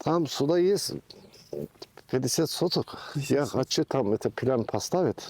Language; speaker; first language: Russian; non-native, learner; Turkish